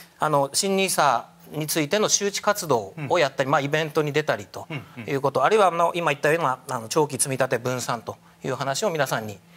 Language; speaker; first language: Japanese; native; Japanese